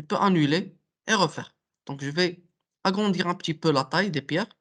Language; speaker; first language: French; non-native, local second language; Arabic